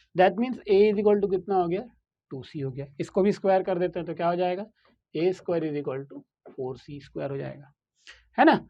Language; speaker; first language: Hindi; native; Hindi